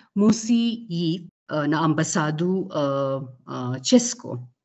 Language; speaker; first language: Czech; non-native, learner; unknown